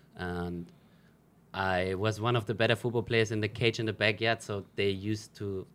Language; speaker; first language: English; non-native, fluent; German